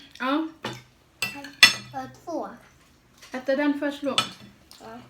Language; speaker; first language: Swedish; non-native, learner; Thai